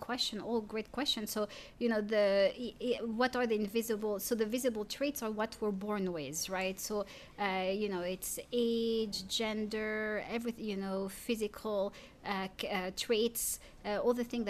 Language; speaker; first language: English; non-native, fluent; French